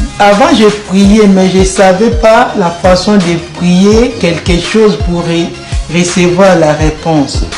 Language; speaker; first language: French; non-native, local second language; Lingala